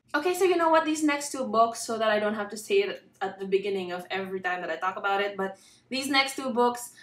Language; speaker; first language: English; non-native, local second language; Filipino